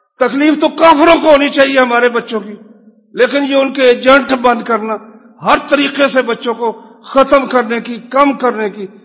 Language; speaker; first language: Urdu; non-native, local second language; Punjabi